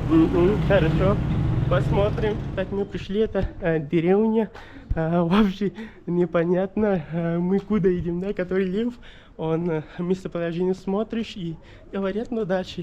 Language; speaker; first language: Russian; non-native, learner; Pashto